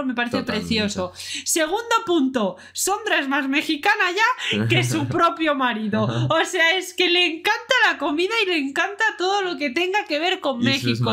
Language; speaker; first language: Spanish; native; Spanish